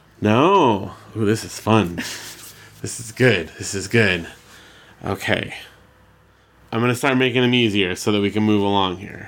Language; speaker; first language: English; native; English